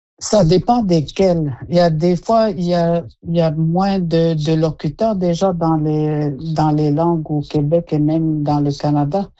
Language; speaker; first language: French; non-native, local second language; Innu-aimun